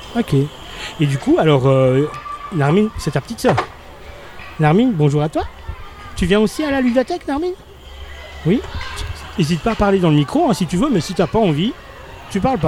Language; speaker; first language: French; native; French